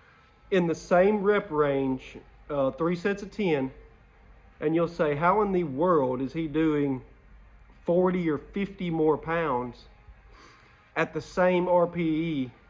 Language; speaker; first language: English; native; English